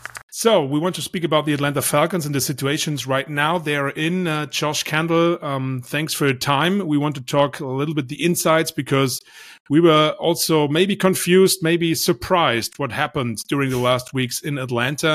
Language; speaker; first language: English; non-native, fluent; German